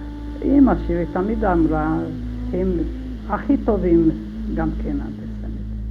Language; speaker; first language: Hebrew; non-native, learner; Hungarian